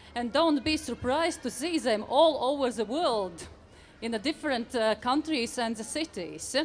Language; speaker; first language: English; non-native, fluent; Latvian